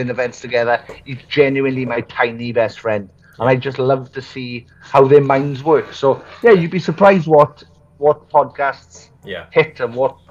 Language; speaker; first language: English; native; English